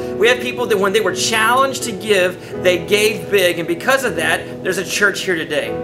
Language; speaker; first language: English; native; English